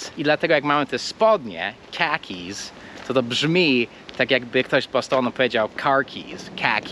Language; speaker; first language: Polish; non-native, fluent; English